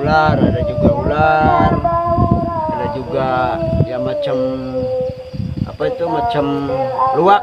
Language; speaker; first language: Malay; non-native, local second language; Sundanese